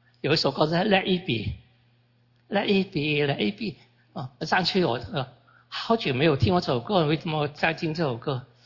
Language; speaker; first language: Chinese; native; Chinese